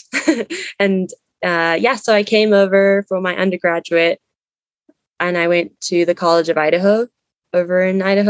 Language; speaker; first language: English; native; English